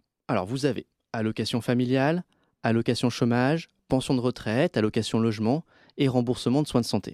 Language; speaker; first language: French; native; French